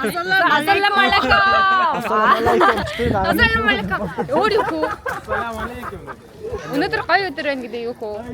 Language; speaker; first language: Korean; non-native, learner; Mongolian